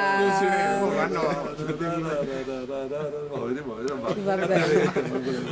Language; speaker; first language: Italian; native; Italian